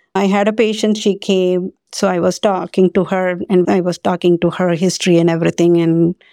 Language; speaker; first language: English; non-native, local second language; Tamil